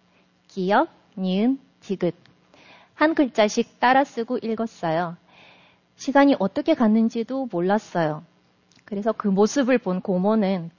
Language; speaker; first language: Korean; non-native, fluent; Russian